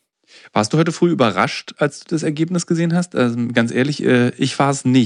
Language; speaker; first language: German; native; German